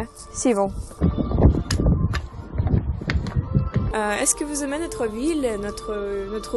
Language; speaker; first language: French; non-native, learner; Russian